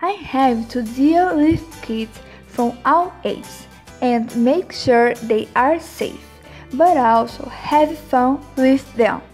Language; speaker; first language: English; non-native, learner; Portuguese